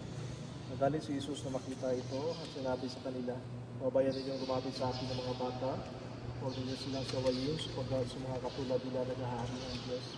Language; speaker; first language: Filipino; native; Filipino